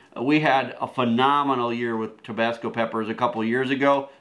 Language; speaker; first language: English; native; English